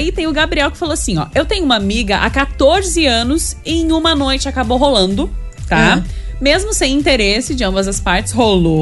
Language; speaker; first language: Portuguese; native; Portuguese